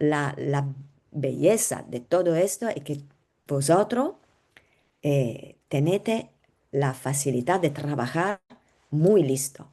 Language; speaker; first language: Spanish; non-native, learner; Italian